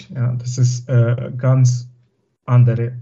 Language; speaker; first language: German; non-native, learner; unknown